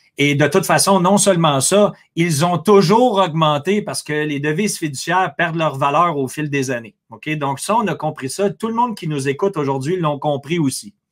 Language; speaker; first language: French; native; French